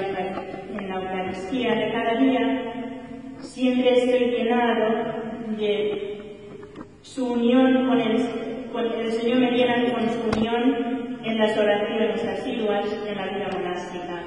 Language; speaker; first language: Spanish; non-native, fluent; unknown